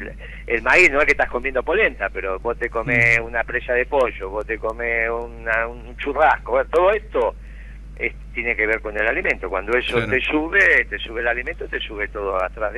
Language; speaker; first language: Spanish; native; Spanish